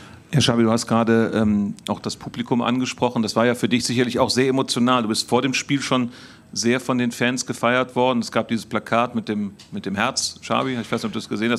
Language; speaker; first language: German; native; German